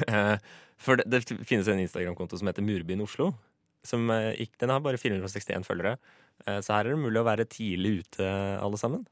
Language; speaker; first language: Norwegian; native; Norwegian